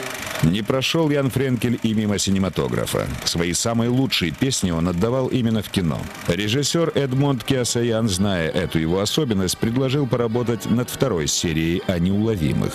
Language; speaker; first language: Russian; native; Russian